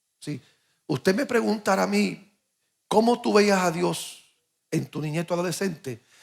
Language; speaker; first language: Spanish; early bilingual, heritage; English